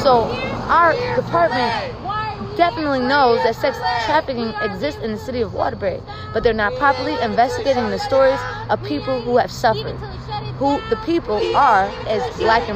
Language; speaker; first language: English; native; English